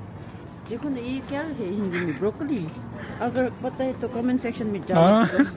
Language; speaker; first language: Hindi; non-native, learner; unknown